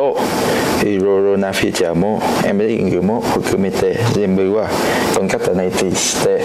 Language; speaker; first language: Japanese; non-native, learner; Cantonese